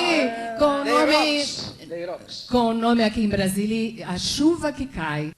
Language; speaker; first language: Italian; non-native, learner; Portuguese